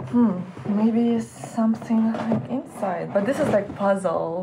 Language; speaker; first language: English; non-native, learner; Ukrainian